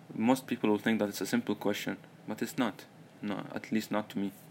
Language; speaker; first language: English; early bilingual, other home language; Arabic